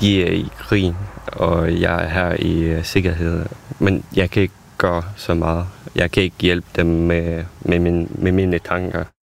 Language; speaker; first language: Danish; non-native, fluent; Ukrainian